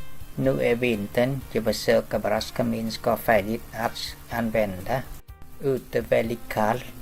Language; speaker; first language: Swedish; non-native, learner; Vietnamese